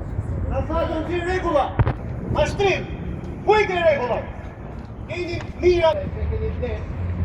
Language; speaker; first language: Albanian; native; Albanian